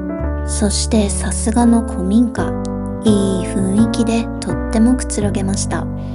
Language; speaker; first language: Japanese; native; Japanese